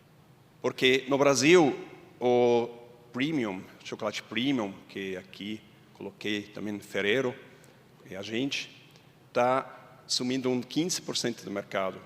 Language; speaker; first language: Portuguese; non-native, fluent; Swiss German